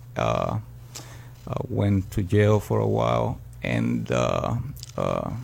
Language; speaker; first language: English; early bilingual, other home language; Spanish